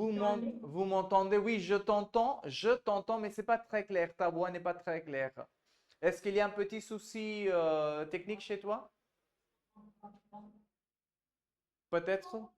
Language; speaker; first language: French; non-native, fluent; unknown